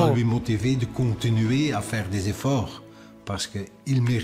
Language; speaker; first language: French; non-native, local second language; Dutch